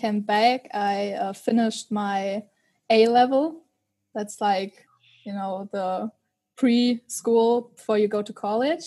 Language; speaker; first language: English; non-native, fluent; German